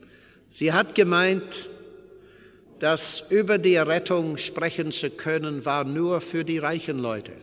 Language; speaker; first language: German; non-native, fluent; English